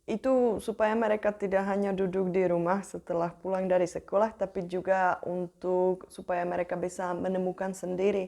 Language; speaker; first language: Indonesian; non-native, fluent; Czech